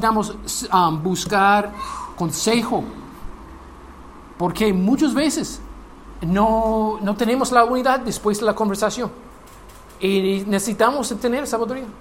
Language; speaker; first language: Spanish; non-native, learner; English